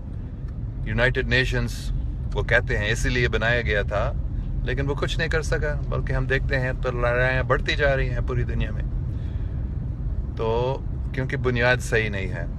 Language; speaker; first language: Hindi; non-native, local second language; English